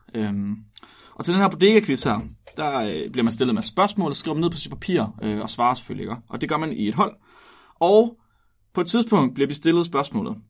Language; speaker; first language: Danish; native; Danish